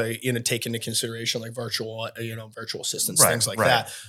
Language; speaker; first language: English; native; English